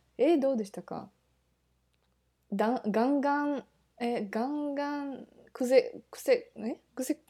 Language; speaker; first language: Japanese; non-native, learner; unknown